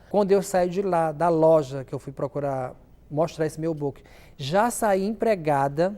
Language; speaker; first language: Portuguese; native; Portuguese